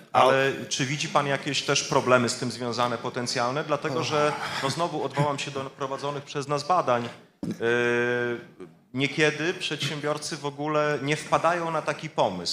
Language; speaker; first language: Polish; native; Polish